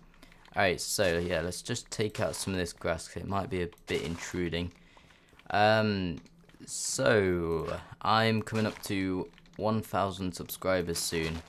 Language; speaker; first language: English; native; English